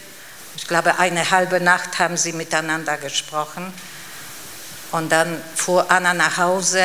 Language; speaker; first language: German; non-native, fluent; Polish